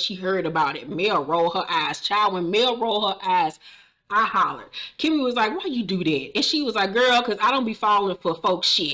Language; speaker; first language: English; native; English